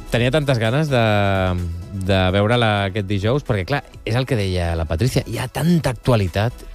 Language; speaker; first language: Catalan; native; Catalan